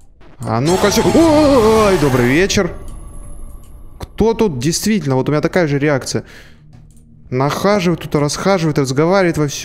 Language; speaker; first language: Russian; native; Russian